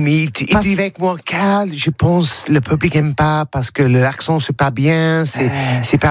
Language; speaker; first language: French; non-native, learner; English